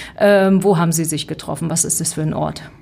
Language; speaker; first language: German; native; German